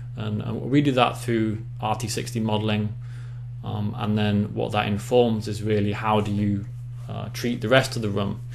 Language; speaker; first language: English; native; English